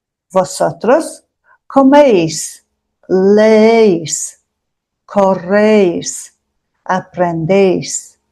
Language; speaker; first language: Spanish; non-native, fluent; Mongolian